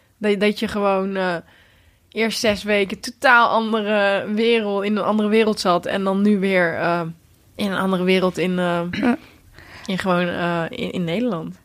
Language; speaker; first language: Dutch; native; Dutch